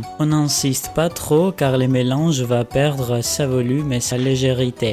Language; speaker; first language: French; non-native, fluent; Greek